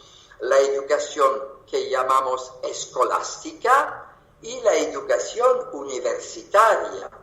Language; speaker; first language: Spanish; non-native, fluent; French